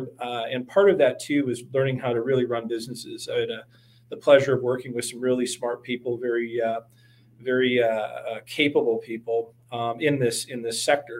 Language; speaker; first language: English; native; English